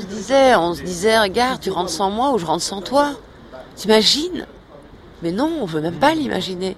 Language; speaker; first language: French; native; French